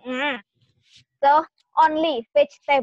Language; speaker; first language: English; non-native, learner; Indonesian